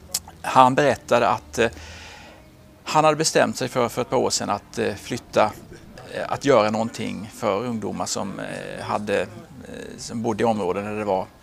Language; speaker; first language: Swedish; native; Swedish